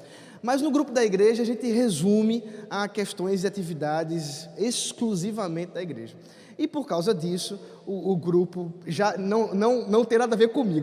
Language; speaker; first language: Portuguese; native; Portuguese